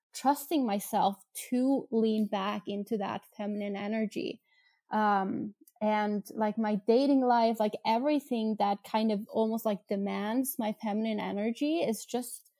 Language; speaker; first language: English; non-native, fluent; Norwegian